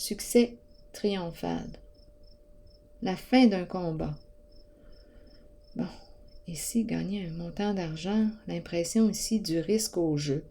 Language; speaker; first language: French; native; French